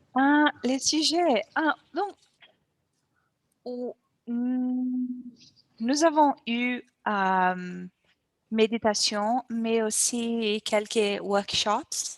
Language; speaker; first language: French; non-native, learner; Portuguese